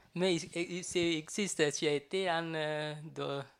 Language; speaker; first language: French; non-native, learner; Tamil